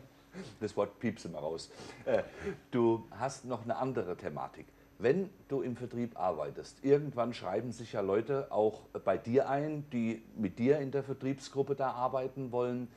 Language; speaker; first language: German; native; German